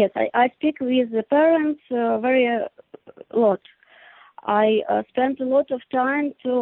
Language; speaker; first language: English; non-native, learner; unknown